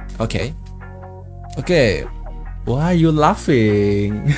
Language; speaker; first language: English; non-native, learner; Indonesian